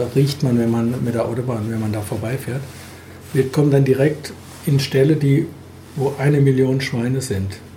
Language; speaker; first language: German; native; German